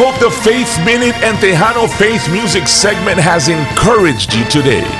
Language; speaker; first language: English; early bilingual, other home language; Spanish